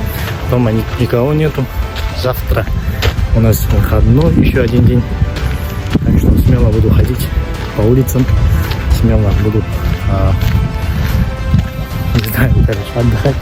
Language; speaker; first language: Russian; non-native, local second language; Kazakh